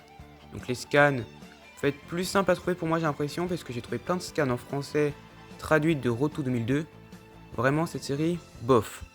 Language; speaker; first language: French; native; French